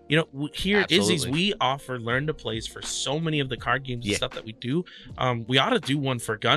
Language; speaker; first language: English; native; English